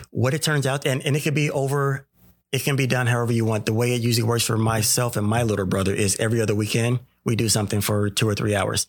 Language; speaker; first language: English; native; English